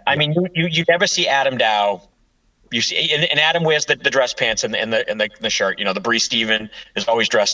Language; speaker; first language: English; native; English